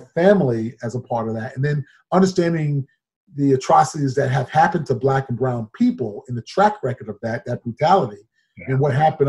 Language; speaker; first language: English; native; English